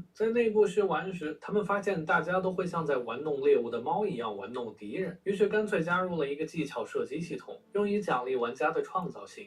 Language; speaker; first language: Chinese; native; Chinese